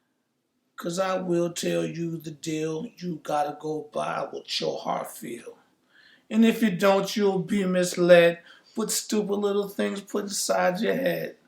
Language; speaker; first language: English; native; English